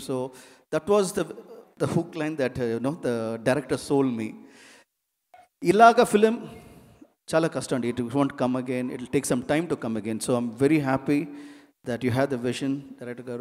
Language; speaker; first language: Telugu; non-native, learner; Tamil